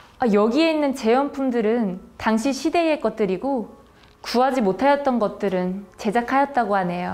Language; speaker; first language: Korean; native; Korean